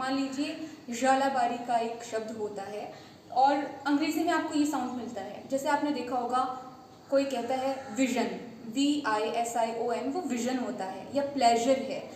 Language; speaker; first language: Hindi; native; Hindi